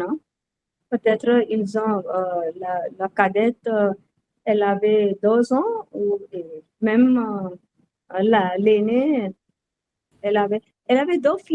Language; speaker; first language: French; non-native, learner; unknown